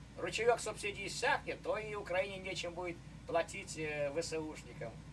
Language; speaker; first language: Russian; native; Russian